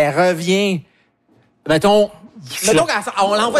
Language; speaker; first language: French; native; French